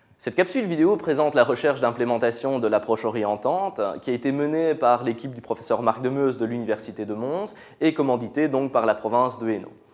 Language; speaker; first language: French; native; French